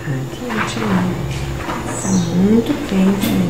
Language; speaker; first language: Portuguese; native; Portuguese